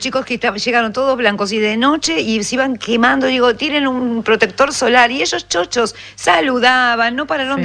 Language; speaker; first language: Spanish; native; Spanish